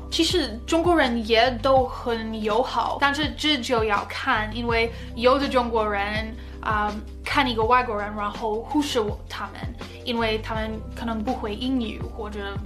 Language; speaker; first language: Chinese; non-native, fluent; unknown